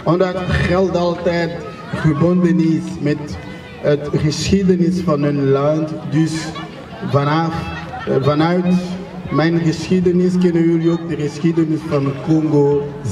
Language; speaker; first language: Dutch; non-native, fluent; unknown